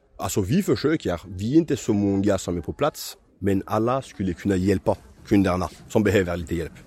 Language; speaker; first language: Swedish; non-native, fluent; French